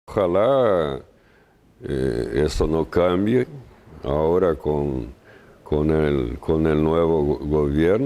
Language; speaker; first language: Spanish; non-native, fluent; Portuguese